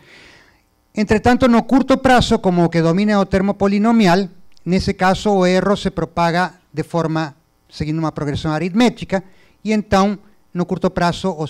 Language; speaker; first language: Portuguese; non-native, fluent; Spanish